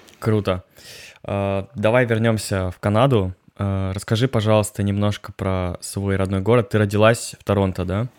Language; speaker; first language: Russian; native; Russian